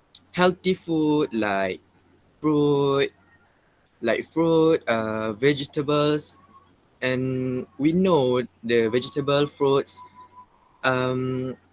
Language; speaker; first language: English; non-native, local second language; Malay